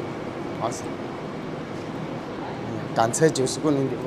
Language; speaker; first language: Chinese; native; Chinese